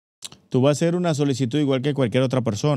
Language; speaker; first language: Spanish; native; Spanish